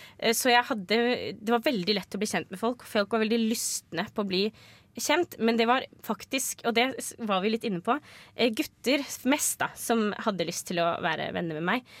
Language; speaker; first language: Norwegian; native; Norwegian